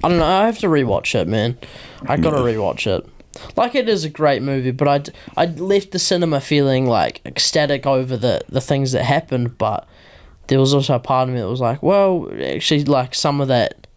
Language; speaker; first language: English; native; English